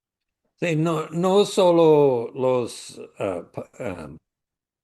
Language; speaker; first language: Spanish; non-native, learner; English